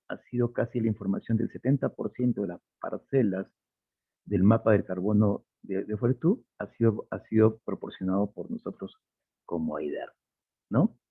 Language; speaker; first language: Spanish; native; Spanish